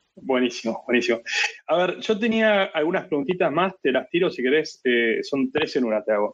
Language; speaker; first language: Spanish; native; Spanish